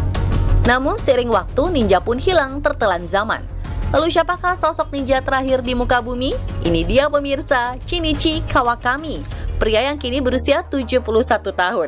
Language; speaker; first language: Indonesian; native; Indonesian